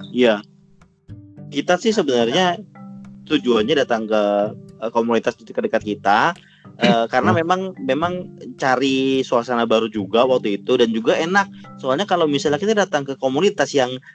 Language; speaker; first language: Indonesian; native; Indonesian